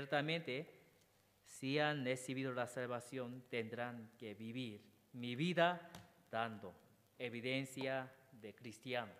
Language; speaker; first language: Spanish; non-native, learner; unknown